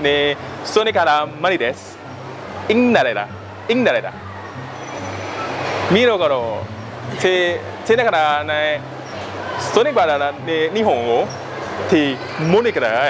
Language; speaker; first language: Japanese; non-native, learner; Indonesian